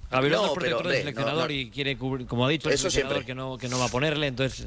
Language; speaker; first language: Spanish; native; Spanish